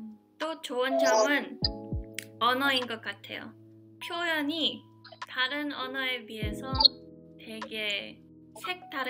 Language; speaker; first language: Korean; early bilingual, heritage; English